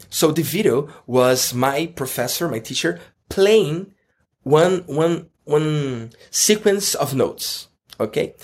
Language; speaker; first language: English; non-native, fluent; Portuguese